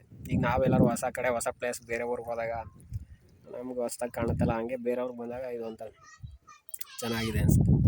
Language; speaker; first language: Kannada; native; Kannada